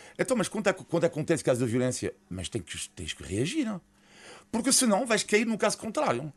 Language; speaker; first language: Portuguese; non-native, fluent; French